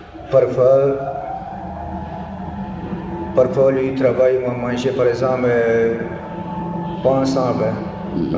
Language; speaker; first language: French; non-native, learner; Turkish